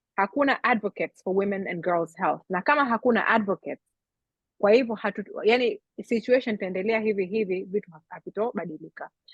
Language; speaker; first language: Swahili; native; Swahili